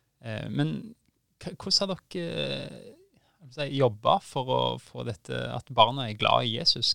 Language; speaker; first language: Norwegian; native; Norwegian